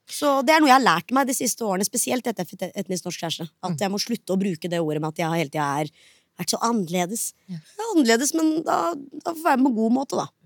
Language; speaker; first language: Norwegian; early bilingual, other home language; Hindi